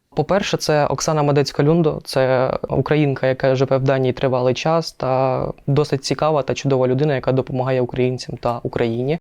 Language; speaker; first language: Ukrainian; non-native, local second language; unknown